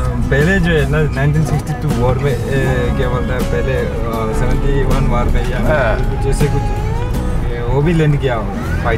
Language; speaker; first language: Hindi; non-native, local second language; Manipuri